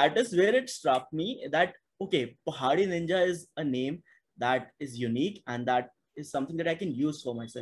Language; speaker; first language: English; non-native, local second language; Hindi